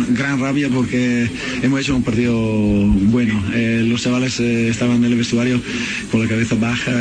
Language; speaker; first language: Spanish; non-native, fluent; Italian